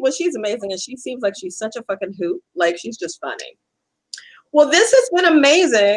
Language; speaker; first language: English; native; English